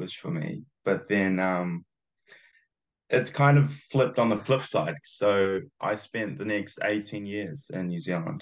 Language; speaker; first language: English; early bilingual, other home language; Japanese